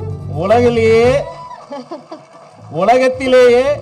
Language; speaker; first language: Tamil; native; Tamil